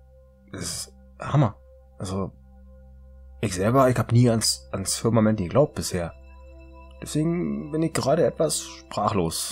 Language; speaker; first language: German; native; German